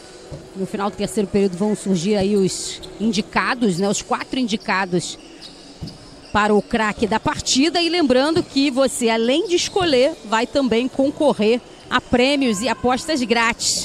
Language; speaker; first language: Portuguese; native; Portuguese